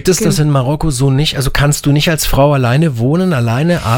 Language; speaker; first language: German; native; German